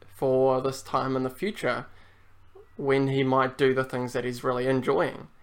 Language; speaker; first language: English; native; English